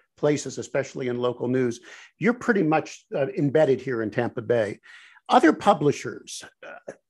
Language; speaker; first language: English; native; English